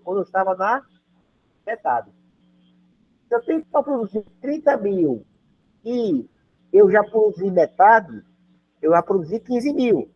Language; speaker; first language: Portuguese; native; Portuguese